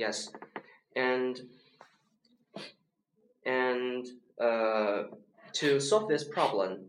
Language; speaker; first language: English; non-native, learner; Chinese